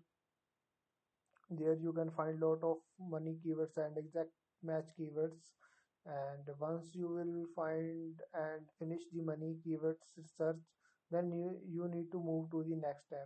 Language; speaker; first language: English; non-native, local second language; Punjabi